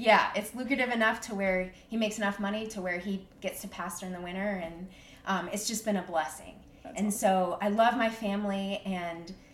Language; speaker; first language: English; native; English